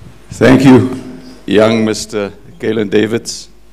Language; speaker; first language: English; non-native, local second language; Afrikaans